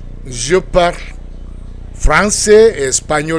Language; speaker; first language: French; non-native, fluent; Spanish